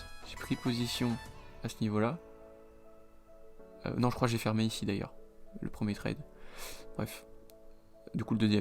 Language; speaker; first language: French; native; French